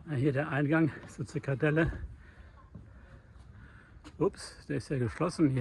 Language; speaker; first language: German; native; German